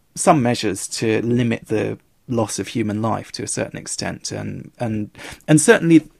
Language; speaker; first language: English; native; English